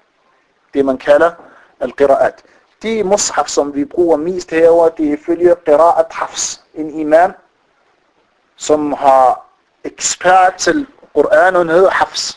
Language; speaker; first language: Danish; non-native, fluent; Arabic